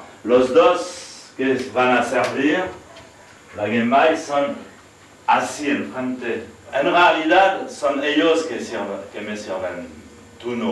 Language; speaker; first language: Spanish; non-native, fluent; French